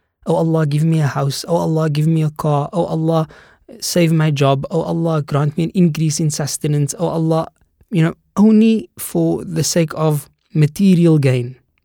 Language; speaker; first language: English; native; English